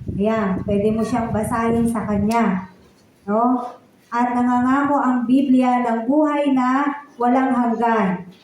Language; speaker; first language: Filipino; native; Filipino